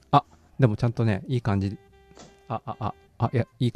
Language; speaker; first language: Japanese; native; Japanese